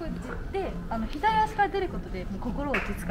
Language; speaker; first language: Japanese; native; Japanese